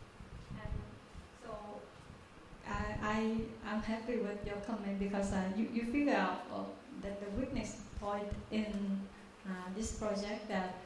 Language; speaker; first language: English; non-native, learner; Vietnamese